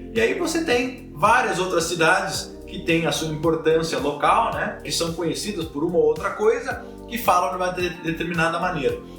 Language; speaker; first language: Portuguese; native; Portuguese